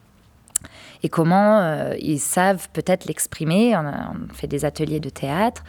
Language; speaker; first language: French; non-native, fluent; German